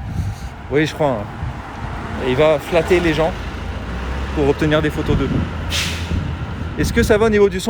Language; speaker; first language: French; native; French